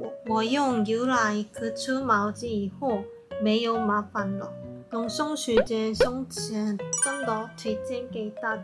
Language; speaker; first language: Chinese; non-native, learner; Korean